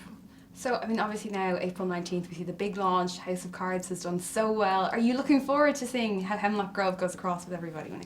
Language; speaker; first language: English; native; English